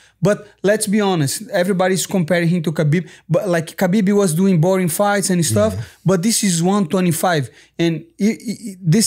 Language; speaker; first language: English; non-native, fluent; Portuguese